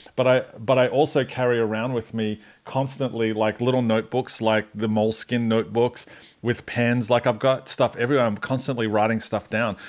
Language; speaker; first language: English; native; English